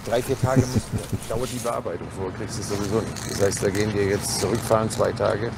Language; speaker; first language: German; native; German